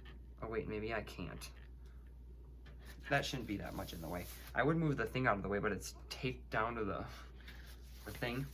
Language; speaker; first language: English; native; English